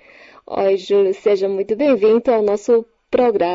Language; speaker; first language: Portuguese; non-native, fluent; Chinese